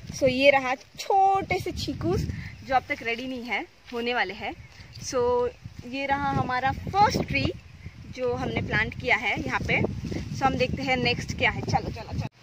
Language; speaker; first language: Hindi; non-native, local second language; Marathi